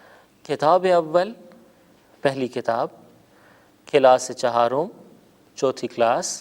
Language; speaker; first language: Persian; non-native, fluent; Urdu